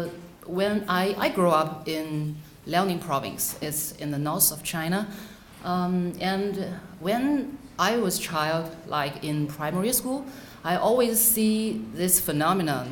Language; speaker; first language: English; non-native, fluent; Chinese